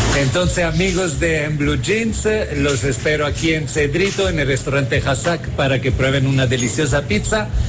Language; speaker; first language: Spanish; non-native, fluent; Italian